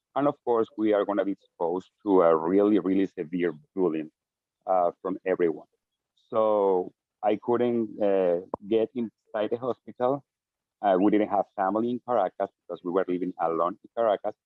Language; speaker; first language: English; non-native, fluent; Spanish